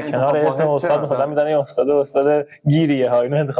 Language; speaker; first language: Persian; native; Persian